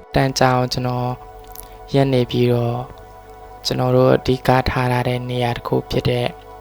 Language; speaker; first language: Burmese; native; Burmese